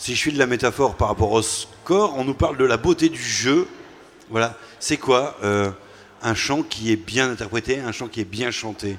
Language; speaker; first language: French; native; French